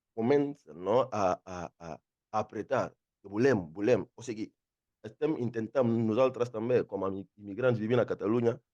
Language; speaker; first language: Catalan; non-native, fluent; Akan